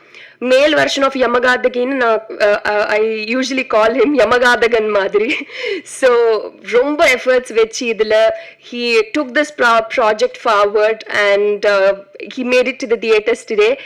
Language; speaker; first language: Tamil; non-native, learner; Telugu